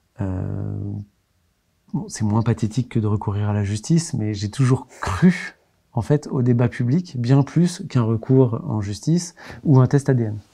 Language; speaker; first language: French; native; French